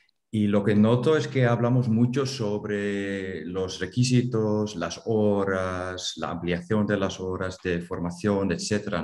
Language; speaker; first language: Spanish; non-native, fluent; Dutch